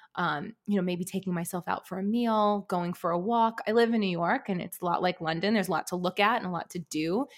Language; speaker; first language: English; native; English